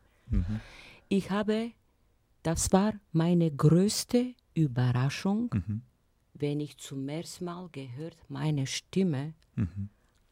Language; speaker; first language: German; non-native, fluent; Bulgarian